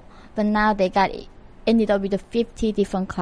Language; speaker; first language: English; non-native, fluent; Korean